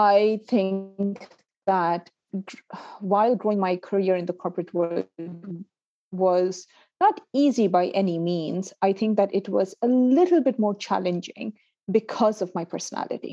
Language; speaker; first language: English; non-native, local second language; Urdu